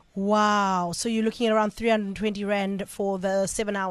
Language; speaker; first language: English; native; English